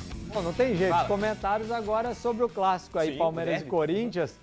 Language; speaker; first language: Portuguese; native; Portuguese